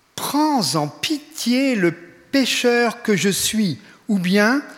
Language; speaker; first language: French; native; French